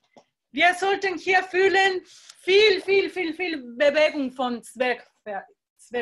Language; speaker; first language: German; non-native, fluent; Spanish